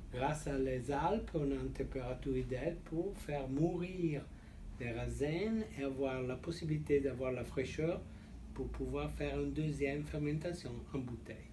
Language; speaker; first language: French; non-native, fluent; Italian